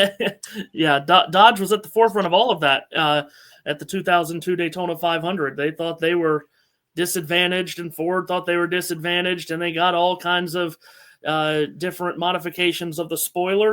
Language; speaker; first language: English; native; English